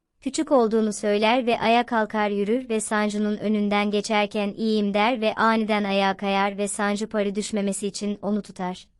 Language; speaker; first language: Turkish; native; Turkish